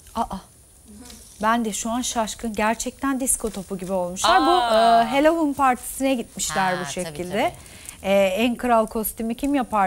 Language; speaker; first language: Turkish; native; Turkish